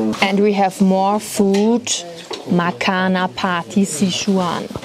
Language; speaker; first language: English; non-native, fluent; German